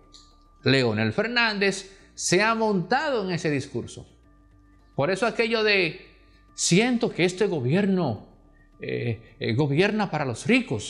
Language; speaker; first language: Spanish; native; Spanish